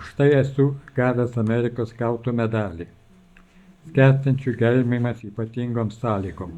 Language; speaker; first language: Lithuanian; native; Lithuanian